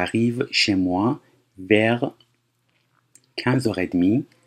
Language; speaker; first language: French; non-native, fluent; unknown